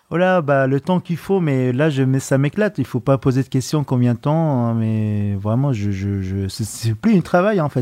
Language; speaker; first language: French; non-native, fluent; Arabic